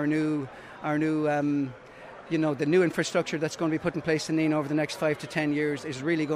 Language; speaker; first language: English; native; English